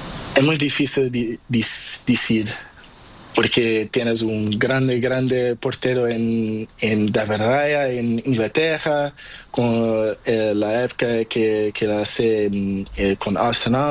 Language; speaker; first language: Spanish; non-native, learner; Portuguese